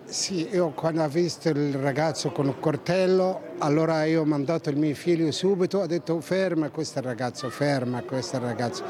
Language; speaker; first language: Italian; non-native, local second language; Bangla